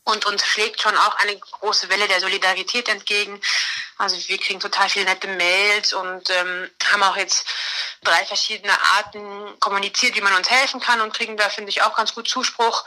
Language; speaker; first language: German; native; German